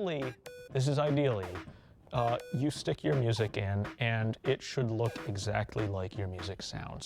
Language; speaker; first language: English; native; English